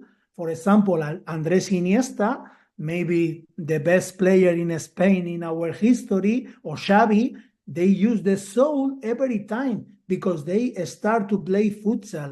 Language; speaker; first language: English; non-native, learner; Spanish